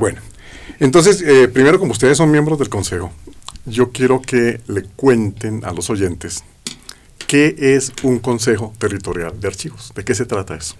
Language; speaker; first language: Spanish; native; Spanish